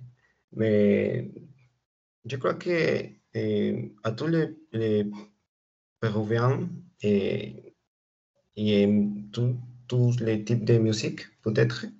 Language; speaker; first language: French; non-native, learner; Spanish